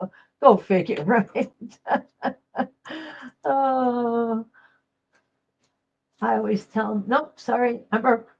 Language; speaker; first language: English; native; English